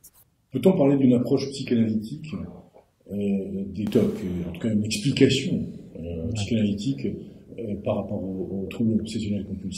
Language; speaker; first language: French; native; French